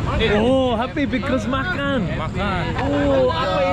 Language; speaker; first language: Indonesian; non-native, learner; English